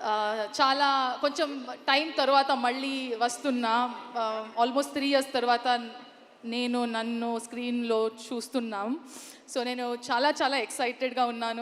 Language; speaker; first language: Telugu; non-native, learner; Kannada